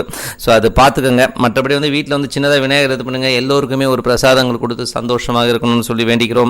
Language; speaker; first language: Tamil; native; Tamil